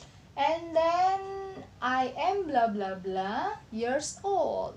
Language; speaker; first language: English; non-native, learner; Indonesian